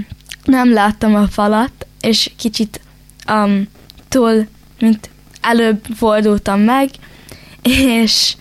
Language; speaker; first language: Hungarian; early bilingual, heritage; Hungarian